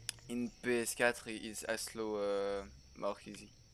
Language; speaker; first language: English; non-native, learner; French